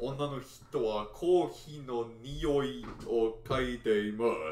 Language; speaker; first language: Japanese; non-native, learner; English